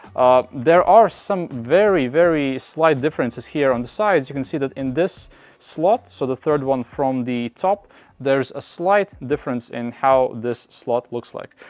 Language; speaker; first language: English; non-native, fluent; Latvian